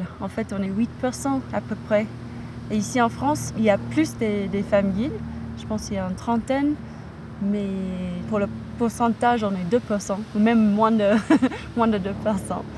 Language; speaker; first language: French; non-native, fluent; English